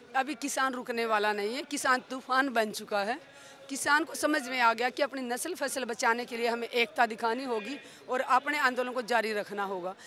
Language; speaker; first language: Hindi; native; Hindi